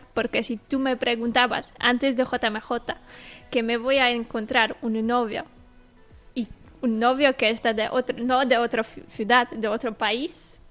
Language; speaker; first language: Spanish; non-native, learner; Polish